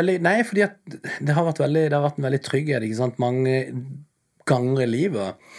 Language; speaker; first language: Norwegian; native; Norwegian